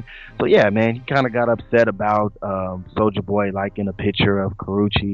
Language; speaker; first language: English; native; English